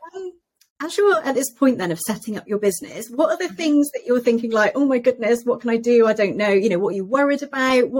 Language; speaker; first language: English; native; English